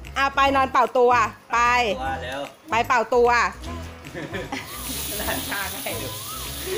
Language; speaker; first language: Thai; native; Thai